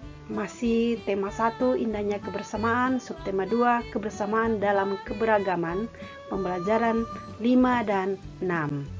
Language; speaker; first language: Indonesian; native; Indonesian